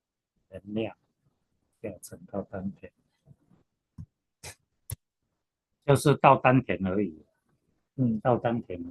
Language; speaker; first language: Chinese; native; Chinese